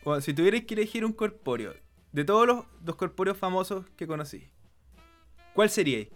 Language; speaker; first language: Spanish; native; Spanish